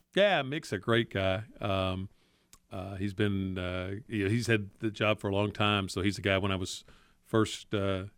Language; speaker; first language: English; native; English